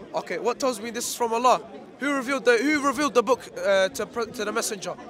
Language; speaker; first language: English; native; English